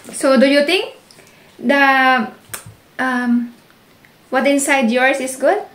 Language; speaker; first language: English; non-native, local second language; Filipino